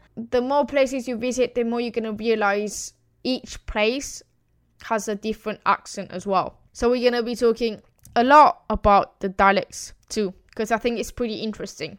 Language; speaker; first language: English; non-native, fluent; Italian